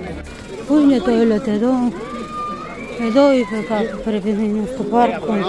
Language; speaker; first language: Greek; non-native, learner; Bulgarian